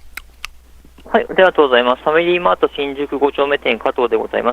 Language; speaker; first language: Japanese; native; Japanese